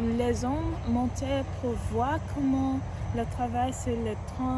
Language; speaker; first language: French; non-native, learner; English